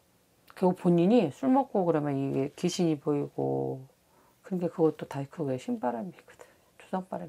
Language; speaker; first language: Korean; native; Korean